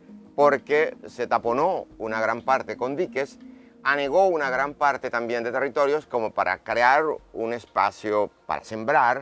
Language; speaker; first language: Spanish; native; Spanish